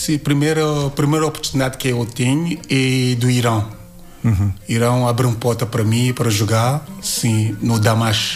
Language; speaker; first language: Portuguese; non-native, learner; Hausa